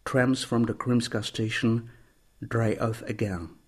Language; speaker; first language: English; non-native, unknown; Czech